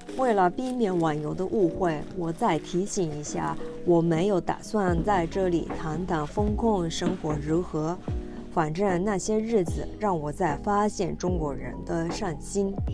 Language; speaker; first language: Chinese; non-native, fluent; Japanese